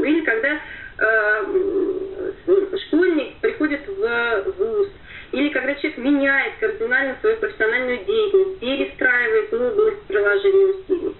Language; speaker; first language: Russian; native; Russian